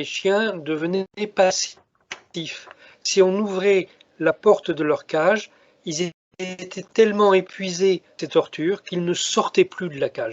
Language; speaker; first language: French; native; French